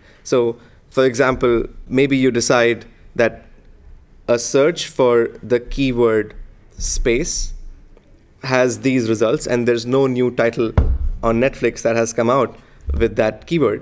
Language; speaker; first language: English; non-native, local second language; Hindi